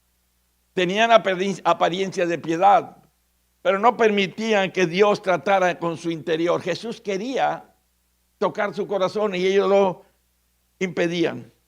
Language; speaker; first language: Spanish; native; Spanish